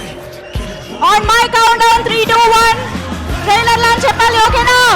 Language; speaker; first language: Telugu; native; Telugu